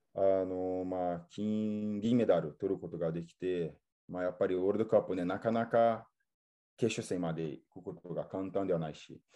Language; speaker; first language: Japanese; non-native, fluent; Portuguese